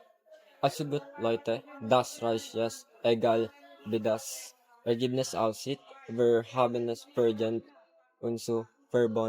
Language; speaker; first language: German; non-native, learner; Filipino